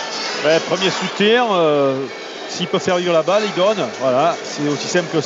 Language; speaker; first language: French; native; French